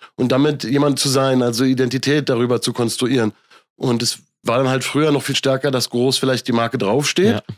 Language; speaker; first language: German; native; German